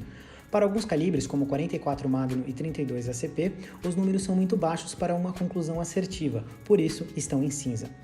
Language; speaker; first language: Portuguese; native; Portuguese